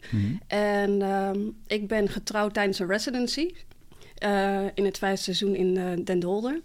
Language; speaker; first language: Dutch; early bilingual, other home language; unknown